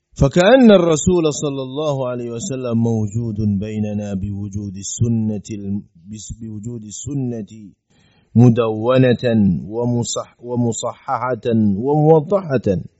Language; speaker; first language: Arabic; non-native, fluent; Indonesian